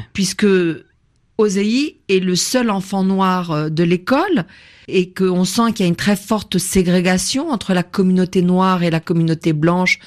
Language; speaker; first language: French; native; French